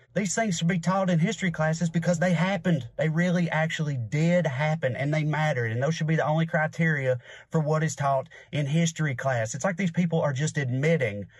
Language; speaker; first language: English; native; English